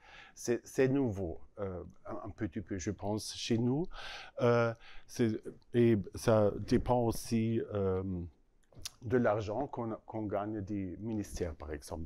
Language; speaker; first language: French; non-native, learner; German